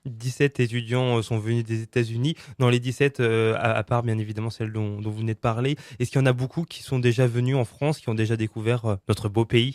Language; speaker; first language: French; native; French